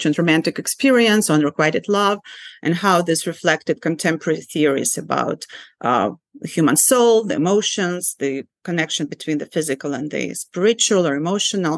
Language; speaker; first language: English; non-native, fluent; Ukrainian